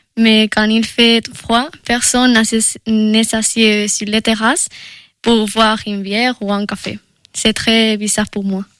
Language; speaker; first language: French; non-native, fluent; Spanish